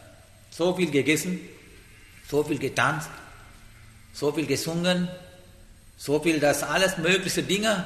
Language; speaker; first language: German; non-native, learner; Sinhala